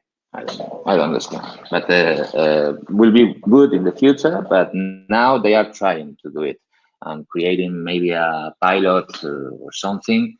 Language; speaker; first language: English; non-native, learner; Spanish